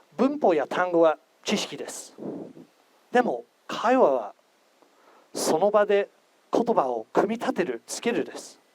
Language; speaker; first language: Japanese; non-native, fluent; English